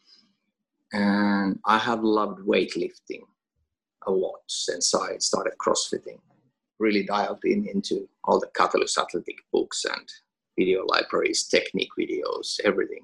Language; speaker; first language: English; non-native, fluent; Finnish